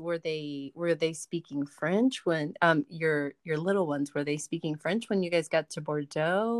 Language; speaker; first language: English; native; English